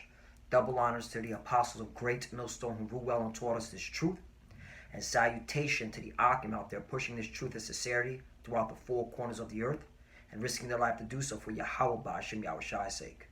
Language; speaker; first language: English; native; English